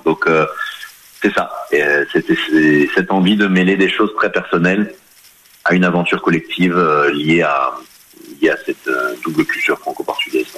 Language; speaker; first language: French; early bilingual, other home language; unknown